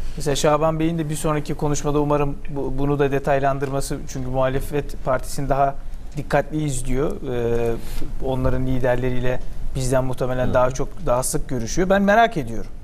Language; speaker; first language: Turkish; native; Turkish